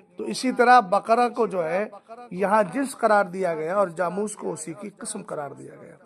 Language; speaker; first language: Urdu; native; Urdu